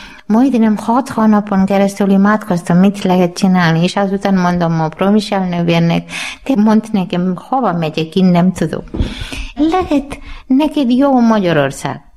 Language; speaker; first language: Hungarian; non-native, learner; Malayalam